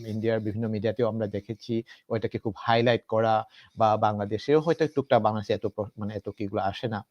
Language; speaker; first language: Bangla; non-native, local second language; Manipuri